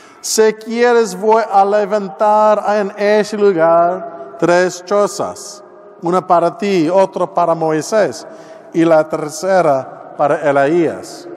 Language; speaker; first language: Spanish; non-native, learner; English